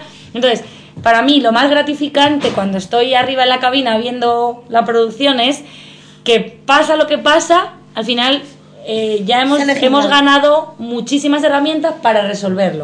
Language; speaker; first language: Spanish; native; Spanish